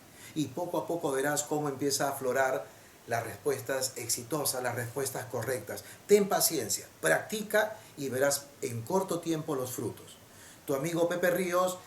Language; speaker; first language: Spanish; native; Spanish